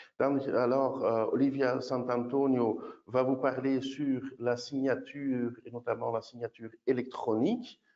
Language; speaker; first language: French; non-native, local second language; Dutch